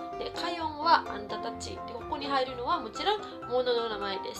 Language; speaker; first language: Japanese; non-native, fluent; Filipino